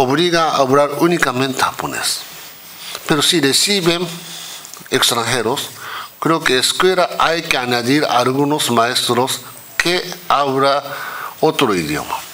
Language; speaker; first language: Spanish; non-native, fluent; Japanese